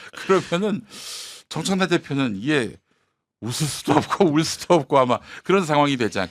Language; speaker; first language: Korean; native; Korean